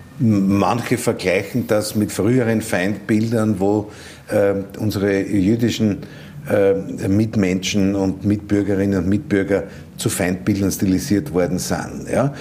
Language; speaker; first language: German; native; German